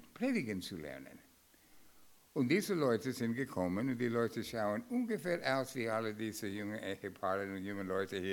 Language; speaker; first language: German; non-native, fluent; English